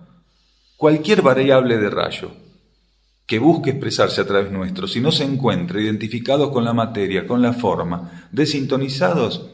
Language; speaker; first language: Spanish; native; Spanish